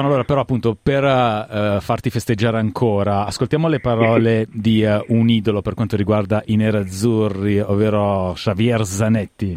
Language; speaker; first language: Italian; native; Italian